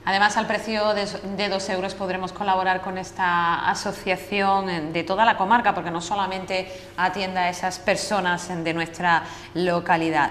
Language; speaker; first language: Spanish; native; Spanish